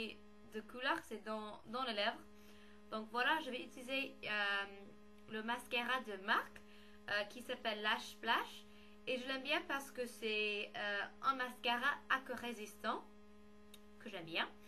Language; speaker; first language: French; non-native, learner; English